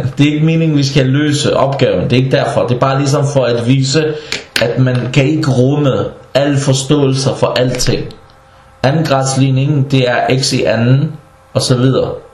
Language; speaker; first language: Danish; non-native, fluent; Arabic